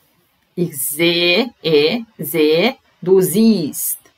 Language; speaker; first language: German; non-native, fluent; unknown